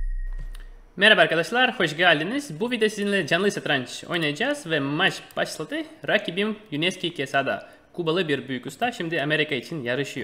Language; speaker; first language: Turkish; non-native, fluent; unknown